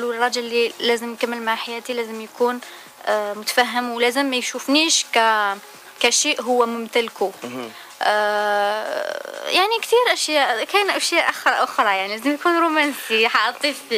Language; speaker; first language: Arabic; native; Arabic